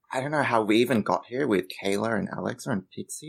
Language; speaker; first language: English; native; English